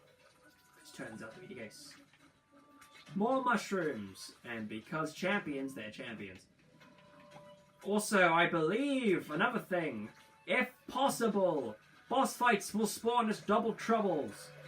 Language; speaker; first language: English; native; English